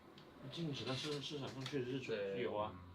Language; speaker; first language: Chinese; native; Chinese